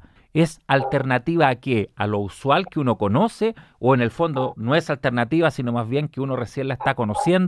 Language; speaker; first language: Spanish; native; Spanish